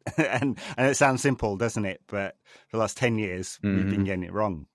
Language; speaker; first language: English; native; English